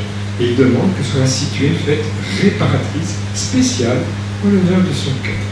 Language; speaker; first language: French; native; French